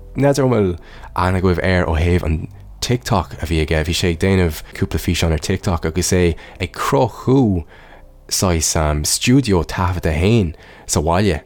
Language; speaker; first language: Irish; non-native, local second language; English